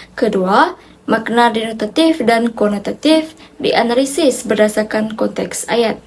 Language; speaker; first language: Malay; non-native, local second language; Iban